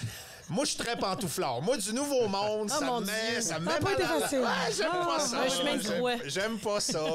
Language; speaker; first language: French; native; French